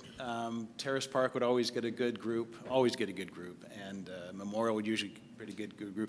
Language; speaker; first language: English; native; English